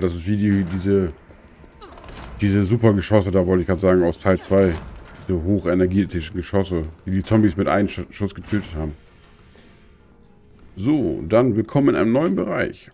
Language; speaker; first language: German; native; German